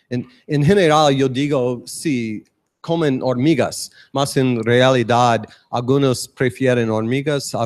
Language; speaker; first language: Spanish; non-native, learner; English